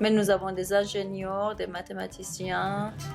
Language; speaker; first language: French; non-native, fluent; Persian